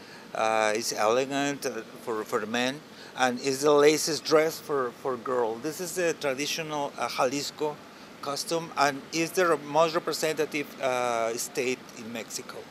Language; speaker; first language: English; non-native, learner; Spanish